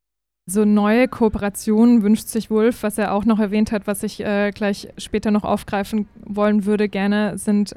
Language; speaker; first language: German; native; German